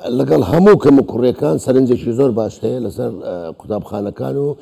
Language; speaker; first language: Central Kurdish; non-native, local second language; Turkish